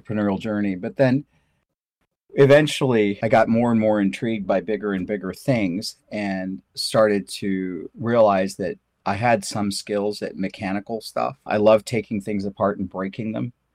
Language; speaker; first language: English; early bilingual, other home language; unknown